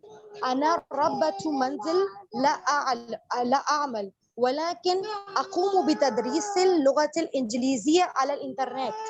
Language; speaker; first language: Arabic; non-native, learner; Urdu